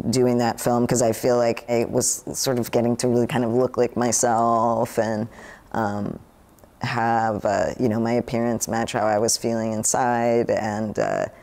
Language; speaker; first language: English; native; English